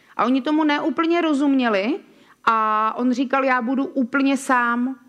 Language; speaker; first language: Czech; native; Czech